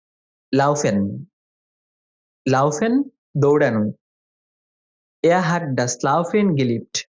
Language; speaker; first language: German; non-native, fluent; Bangla